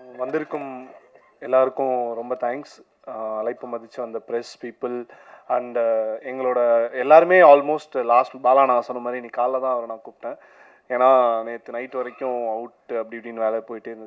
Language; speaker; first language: Tamil; native; Tamil